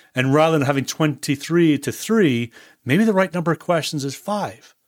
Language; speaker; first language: English; native; English